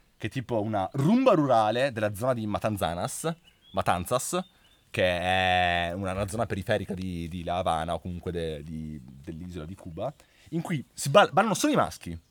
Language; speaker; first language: Italian; native; Italian